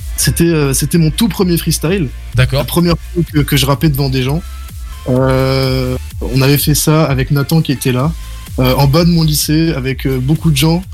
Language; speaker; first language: French; native; French